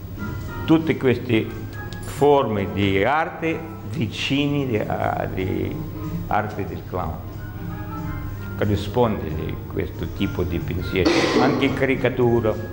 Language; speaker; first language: Italian; non-native, learner; Russian